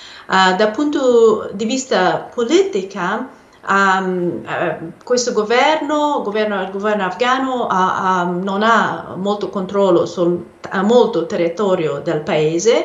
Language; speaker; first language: Italian; non-native, fluent; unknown